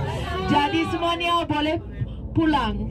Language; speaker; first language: Indonesian; non-native, fluent; Turkish